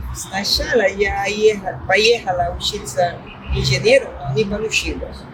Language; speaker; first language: Russian; non-native, fluent; Spanish